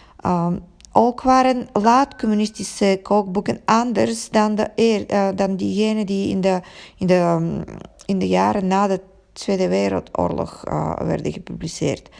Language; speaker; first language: Dutch; non-native, fluent; Bulgarian